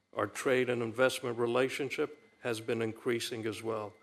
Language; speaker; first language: English; early bilingual, other home language; Romanian